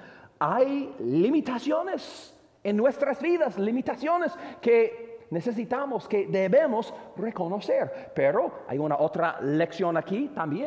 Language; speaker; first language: Spanish; non-native, fluent; English